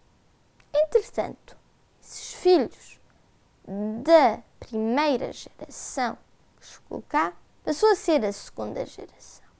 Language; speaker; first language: Portuguese; early bilingual, heritage; Portuguese